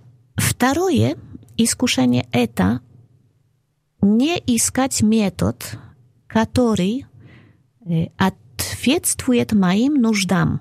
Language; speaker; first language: Russian; non-native, fluent; Polish